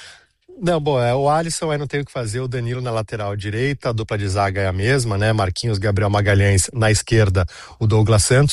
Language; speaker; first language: Portuguese; native; Portuguese